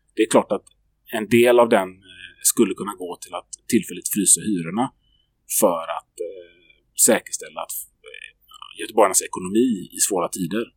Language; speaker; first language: Swedish; native; Swedish